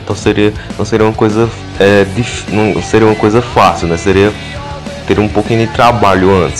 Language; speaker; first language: Portuguese; native; Portuguese